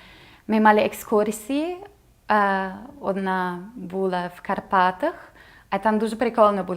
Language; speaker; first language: Ukrainian; non-native, fluent; German